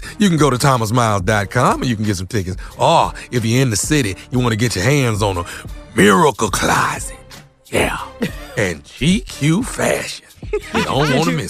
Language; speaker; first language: English; native; English